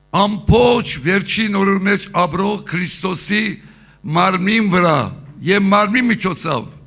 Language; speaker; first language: Armenian; early bilingual, heritage; Armenian